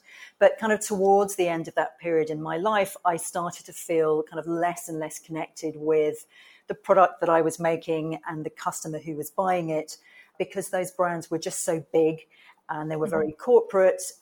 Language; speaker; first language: English; native; English